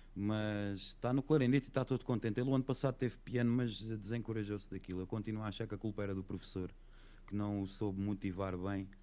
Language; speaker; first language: Portuguese; native; Portuguese